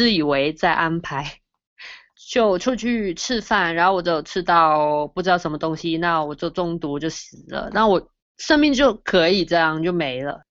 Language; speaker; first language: Chinese; non-native, fluent; Cantonese